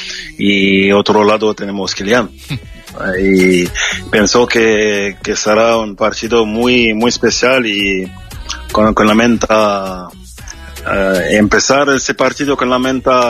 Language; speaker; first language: Spanish; non-native, fluent; French